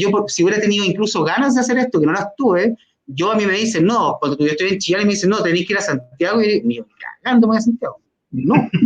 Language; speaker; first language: Spanish; native; Spanish